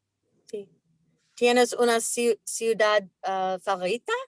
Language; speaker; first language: Spanish; non-native, learner; English